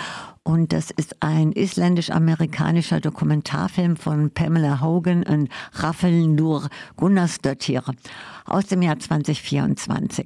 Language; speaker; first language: German; native; German